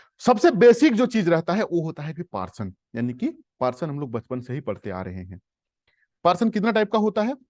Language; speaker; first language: Hindi; native; Hindi